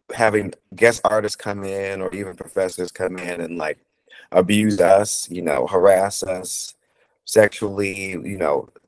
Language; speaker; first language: English; native; English